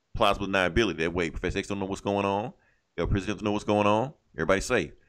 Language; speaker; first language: English; native; English